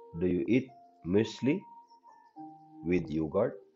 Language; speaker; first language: English; non-native, learner; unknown